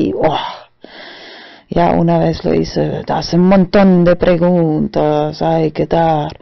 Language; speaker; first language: Spanish; non-native, fluent; German